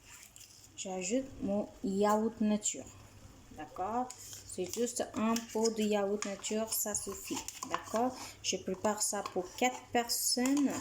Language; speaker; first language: French; non-native, fluent; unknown